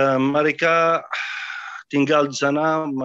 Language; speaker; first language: Indonesian; non-native, fluent; Arabic